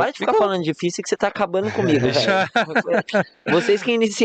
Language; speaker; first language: Portuguese; native; Portuguese